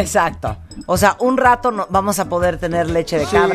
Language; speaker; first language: Spanish; native; Spanish